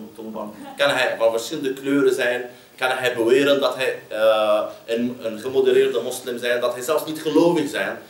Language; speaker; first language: Dutch; non-native, fluent; Arabic